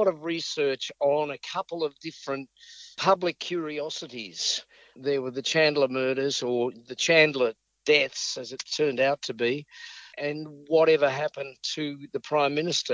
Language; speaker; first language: English; native; English